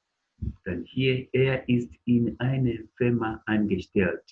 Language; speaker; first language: German; non-native, learner; English